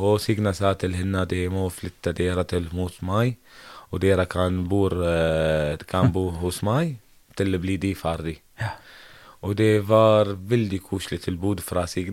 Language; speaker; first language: Norwegian; non-native, learner; Arabic